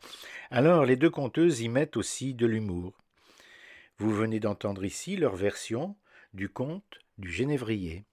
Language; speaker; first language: French; native; French